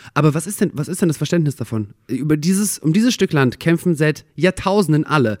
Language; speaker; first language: German; early bilingual, other home language; Russian